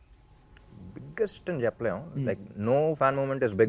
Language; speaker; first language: Telugu; native; Telugu